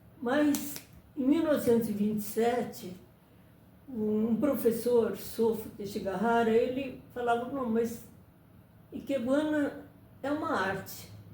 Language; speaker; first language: Portuguese; early bilingual, other home language; Japanese